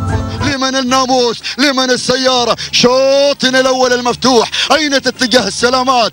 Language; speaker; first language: Arabic; native; Arabic